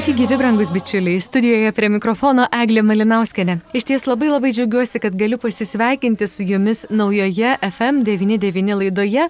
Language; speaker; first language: Lithuanian; native; Lithuanian